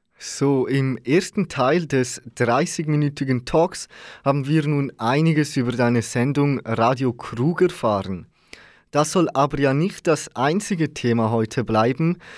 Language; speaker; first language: German; native; German